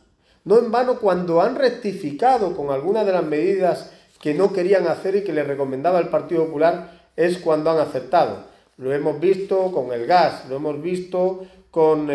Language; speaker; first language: Spanish; native; Spanish